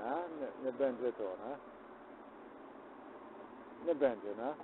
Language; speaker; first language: Polish; non-native, learner; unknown